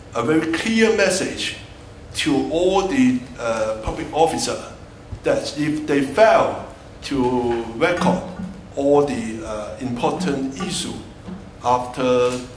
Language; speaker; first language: English; non-native, local second language; Cantonese